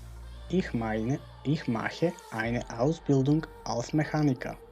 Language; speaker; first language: German; non-native, fluent; Macedonian